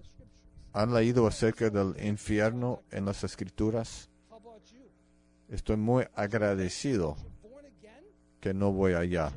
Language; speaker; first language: Spanish; non-native, fluent; English